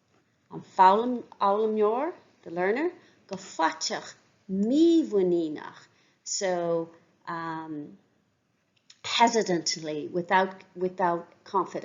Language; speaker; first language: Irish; non-native, local second language; English